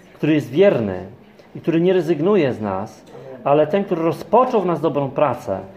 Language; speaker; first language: Polish; native; Polish